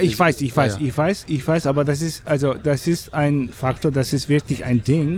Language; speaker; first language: German; non-native, fluent; Turkish